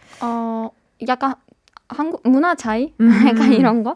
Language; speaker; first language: Korean; non-native, fluent; Persian